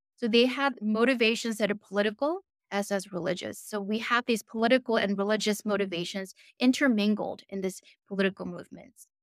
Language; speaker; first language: English; early bilingual, other home language; Korean